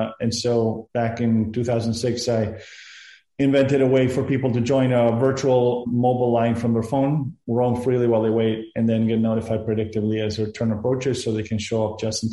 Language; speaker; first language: English; non-native, fluent; Spanish